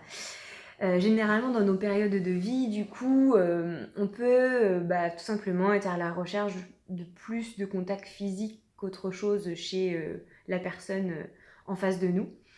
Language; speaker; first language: French; native; French